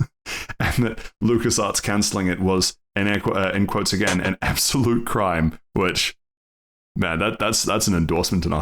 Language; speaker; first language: English; native; English